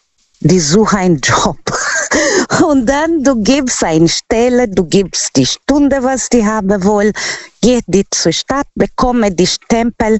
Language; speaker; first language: German; non-native, learner; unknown